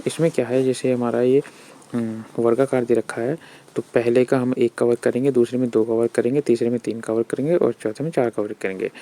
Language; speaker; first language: Hindi; native; Hindi